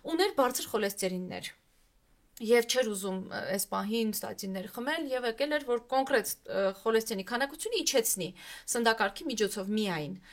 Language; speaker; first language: Armenian; native; Armenian